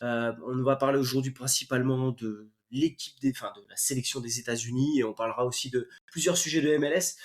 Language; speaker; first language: French; native; French